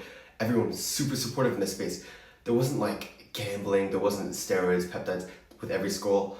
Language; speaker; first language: English; native; English